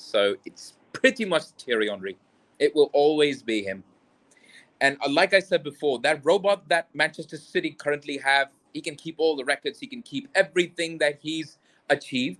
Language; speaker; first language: English; non-native, local second language; Urdu